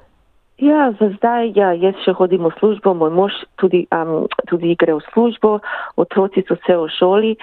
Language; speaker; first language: Slovenian; early bilingual, heritage; English